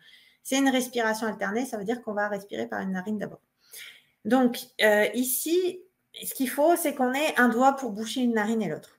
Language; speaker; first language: French; native; French